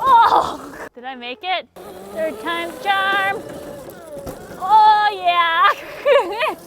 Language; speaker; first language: English; native; English